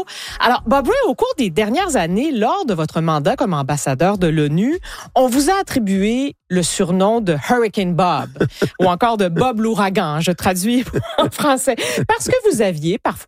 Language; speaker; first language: French; native; French